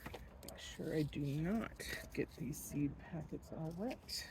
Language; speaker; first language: English; native; English